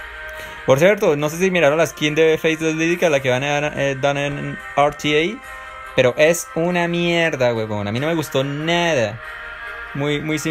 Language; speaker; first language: Spanish; native; Spanish